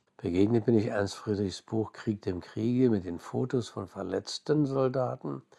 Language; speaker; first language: German; early bilingual, other home language; English